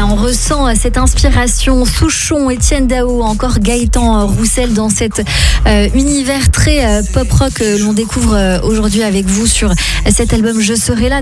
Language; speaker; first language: French; native; French